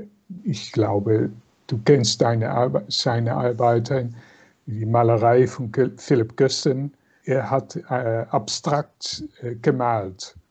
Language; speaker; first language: German; non-native, fluent; Dutch